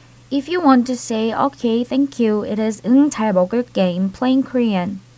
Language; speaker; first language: English; non-native, fluent; Korean